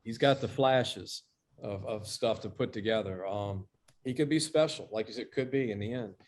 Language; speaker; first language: English; native; English